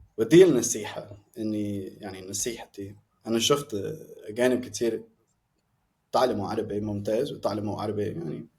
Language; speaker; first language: Egyptian Arabic; non-native, fluent; English